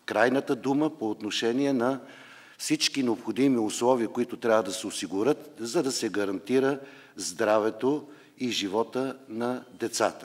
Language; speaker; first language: Bulgarian; native; Bulgarian